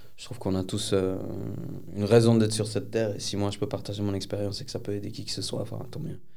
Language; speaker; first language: French; early bilingual, other home language; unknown